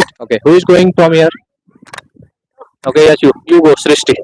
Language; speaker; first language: English; non-native, local second language; Hindi